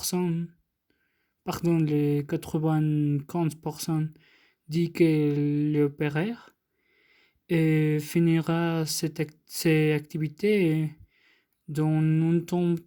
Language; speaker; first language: French; non-native, learner; Spanish